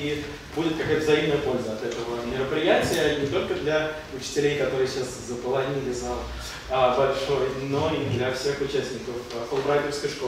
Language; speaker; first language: Russian; native; Russian